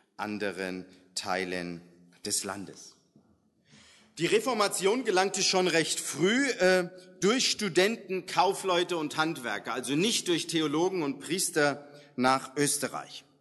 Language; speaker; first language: German; native; German